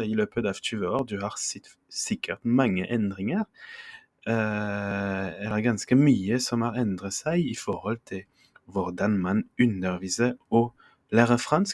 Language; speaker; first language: Norwegian; non-native, fluent; French